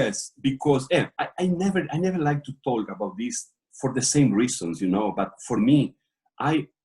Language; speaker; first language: English; non-native, learner; Portuguese